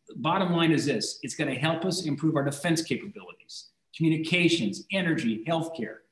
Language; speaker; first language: English; native; English